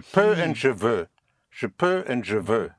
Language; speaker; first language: French; non-native, fluent; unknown